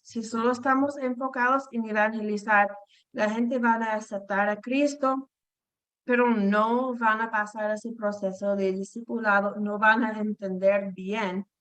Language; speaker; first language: Spanish; non-native, fluent; English